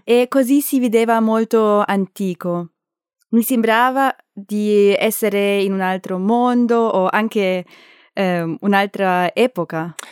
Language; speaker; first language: Italian; non-native, learner; German